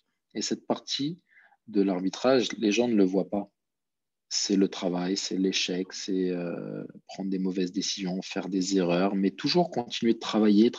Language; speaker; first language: French; native; French